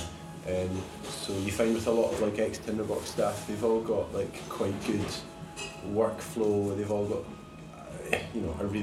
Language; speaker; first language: English; native; English